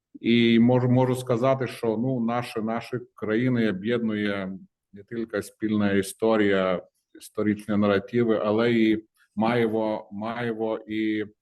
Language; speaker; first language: Ukrainian; non-native, fluent; Lithuanian